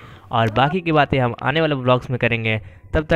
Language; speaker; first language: Hindi; native; Hindi